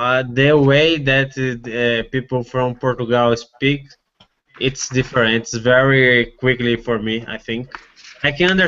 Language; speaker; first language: English; non-native, learner; Portuguese